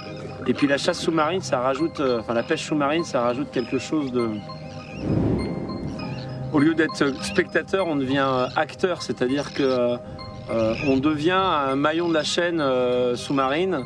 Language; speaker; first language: French; native; French